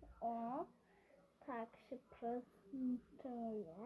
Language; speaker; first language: Polish; early bilingual, heritage; Polish